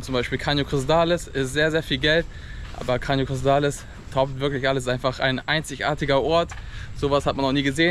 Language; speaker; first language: German; native; German